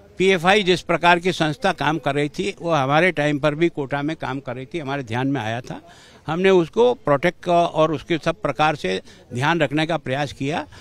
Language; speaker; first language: Hindi; native; Hindi